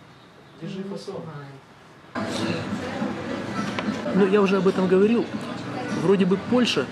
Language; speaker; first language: Polish; non-native, learner; Russian